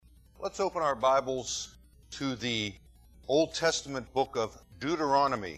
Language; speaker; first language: English; native; English